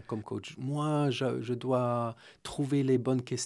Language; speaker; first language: French; non-native, fluent; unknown